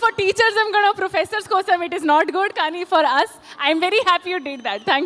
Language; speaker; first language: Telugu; non-native, local second language; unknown